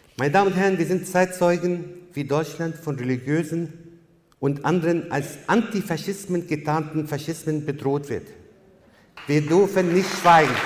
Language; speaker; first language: German; non-native, fluent; Arabic